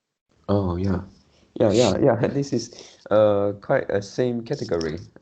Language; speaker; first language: English; non-native, learner; Chinese